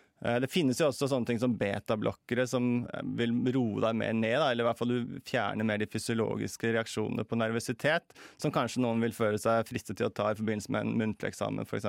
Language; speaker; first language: Norwegian; native; Norwegian